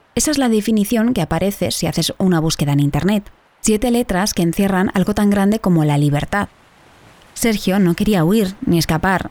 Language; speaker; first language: Spanish; native; Spanish